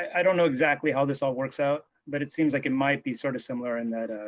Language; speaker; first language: English; native; English